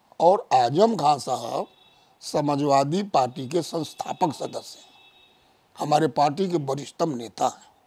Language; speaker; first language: Hindi; native; Hindi